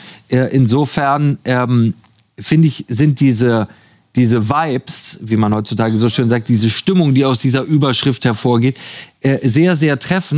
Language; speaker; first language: German; native; German